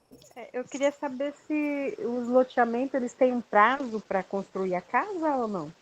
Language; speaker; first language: Portuguese; native; Portuguese